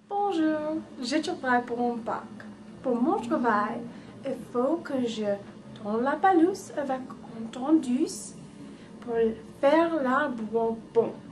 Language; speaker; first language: French; non-native, learner; English